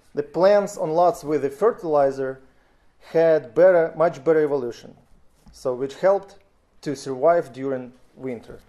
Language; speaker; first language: English; non-native, fluent; Russian